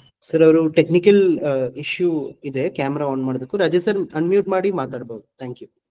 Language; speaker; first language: Kannada; non-native, local second language; Malayalam